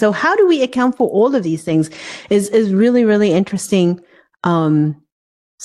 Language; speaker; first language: English; non-native, local second language; Cantonese